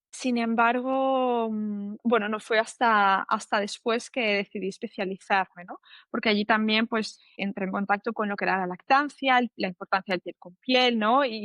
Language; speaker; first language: Spanish; native; Spanish